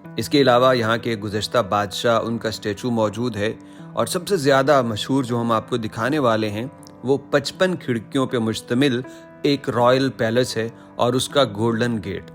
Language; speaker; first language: Urdu; native; Urdu